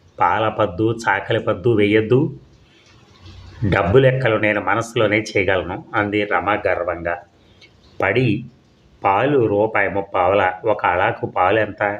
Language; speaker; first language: Telugu; native; Telugu